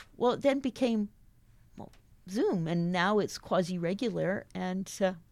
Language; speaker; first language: English; native; English